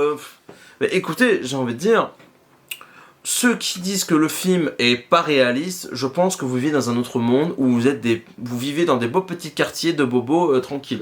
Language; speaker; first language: French; native; French